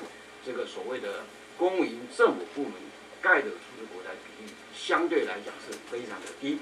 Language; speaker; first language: Chinese; native; Chinese